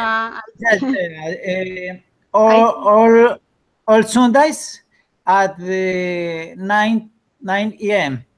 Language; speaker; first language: English; non-native, learner; Spanish